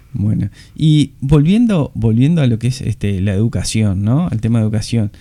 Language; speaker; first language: Spanish; native; Spanish